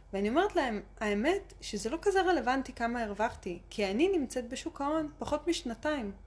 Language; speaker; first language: Hebrew; early bilingual, other home language; Russian